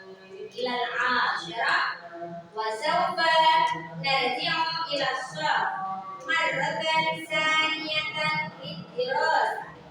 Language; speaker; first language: Arabic; non-native, fluent; Indonesian